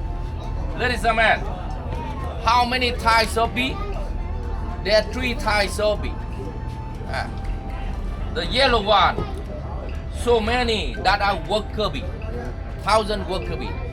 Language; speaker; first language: English; non-native, learner; Vietnamese